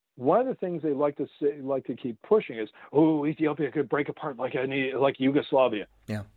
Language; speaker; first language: English; native; English